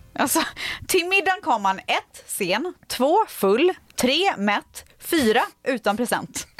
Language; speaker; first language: Swedish; native; Swedish